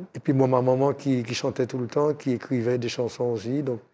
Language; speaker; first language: French; native; French